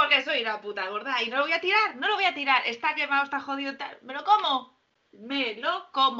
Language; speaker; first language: Spanish; native; Spanish